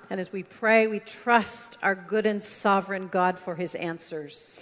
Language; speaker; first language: English; native; English